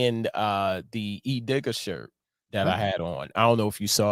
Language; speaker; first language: English; native; English